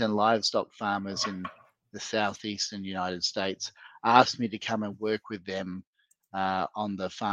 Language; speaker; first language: English; native; English